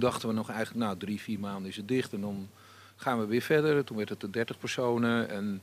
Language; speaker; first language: Dutch; native; Dutch